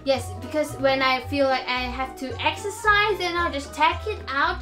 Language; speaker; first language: English; non-native, local second language; Chinese